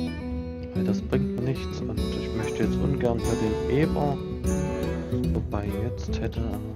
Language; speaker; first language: German; native; German